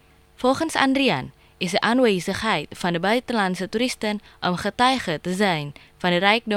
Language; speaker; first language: Dutch; non-native, fluent; Indonesian